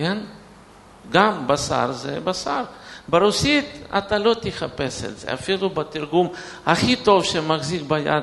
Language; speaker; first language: Hebrew; non-native, fluent; Russian